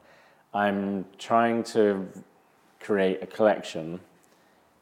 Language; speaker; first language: English; native; English